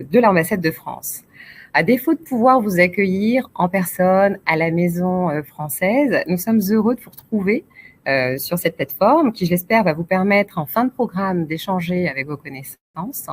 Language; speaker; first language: French; native; French